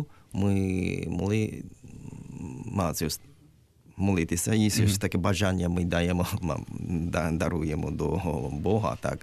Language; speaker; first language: Ukrainian; non-native, learner; Japanese